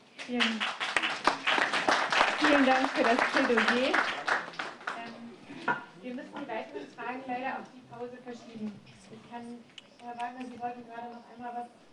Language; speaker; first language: German; native; German